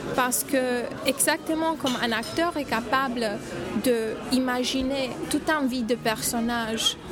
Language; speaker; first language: French; non-native, fluent; Romanian